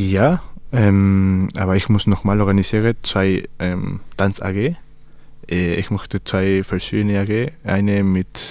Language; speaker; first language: German; non-native, learner; Spanish